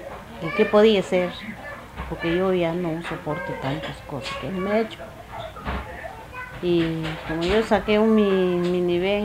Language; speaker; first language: Spanish; non-native, local second language; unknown